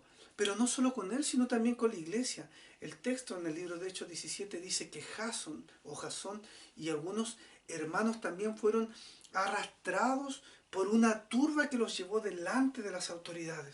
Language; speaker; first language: Spanish; native; Spanish